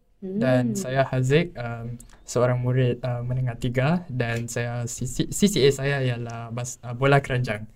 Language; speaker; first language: Malay; native; Malay